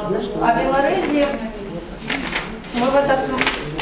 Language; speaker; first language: Russian; native; Russian